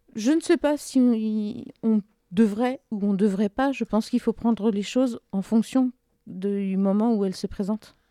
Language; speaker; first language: French; native; French